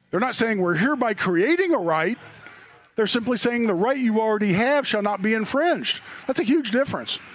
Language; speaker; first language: English; native; English